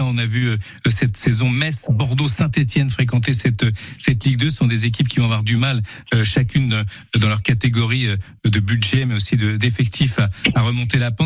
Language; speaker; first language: French; native; French